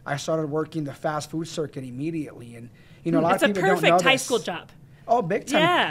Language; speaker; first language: English; native; English